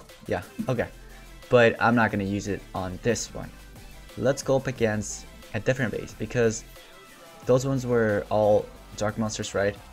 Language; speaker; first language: English; native; English